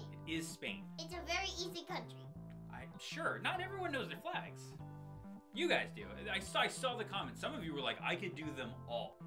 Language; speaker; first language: English; native; English